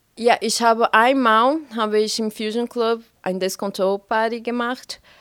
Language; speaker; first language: German; non-native, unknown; Portuguese